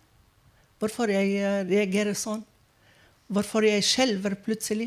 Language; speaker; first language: Norwegian; non-native, fluent; Arabic